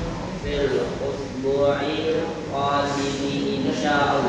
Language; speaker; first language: Arabic; non-native, learner; Indonesian